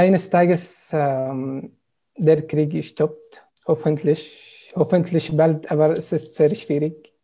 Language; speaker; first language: German; non-native, learner; Arabic